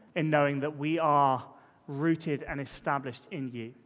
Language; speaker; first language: English; native; English